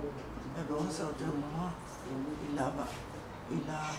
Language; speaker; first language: French; non-native, local second language; Guadeloupean Creole French